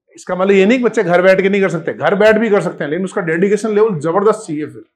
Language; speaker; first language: Hindi; native; Hindi